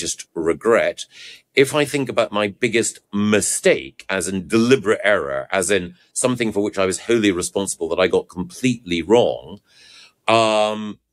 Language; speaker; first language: English; native; English